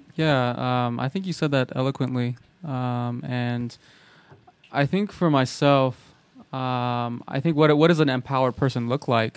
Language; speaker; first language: English; native; English